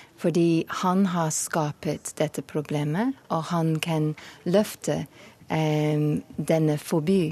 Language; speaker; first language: Norwegian; non-native, learner; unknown